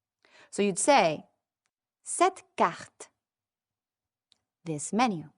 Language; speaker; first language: French; non-native, fluent; English